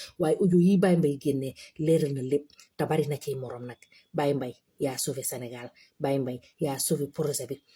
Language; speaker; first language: Wolof; native; Wolof